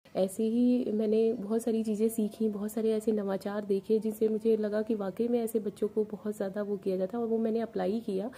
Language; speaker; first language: Hindi; native; Hindi